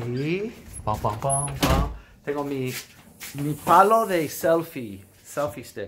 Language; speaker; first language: Spanish; non-native, fluent; English